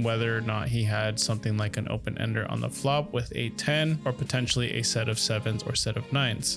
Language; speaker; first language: English; native; English